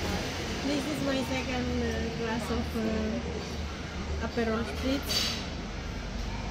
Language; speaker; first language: English; non-native, fluent; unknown